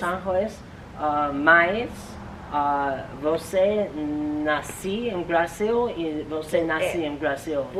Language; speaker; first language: Portuguese; non-native, learner; English